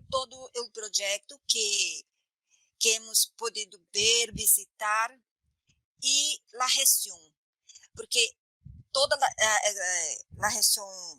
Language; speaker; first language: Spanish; non-native, fluent; Portuguese